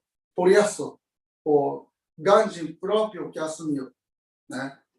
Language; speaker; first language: Portuguese; non-native, learner; Japanese